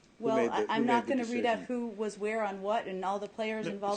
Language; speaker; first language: English; native; English